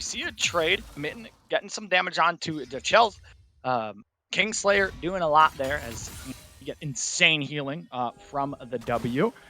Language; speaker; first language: English; native; English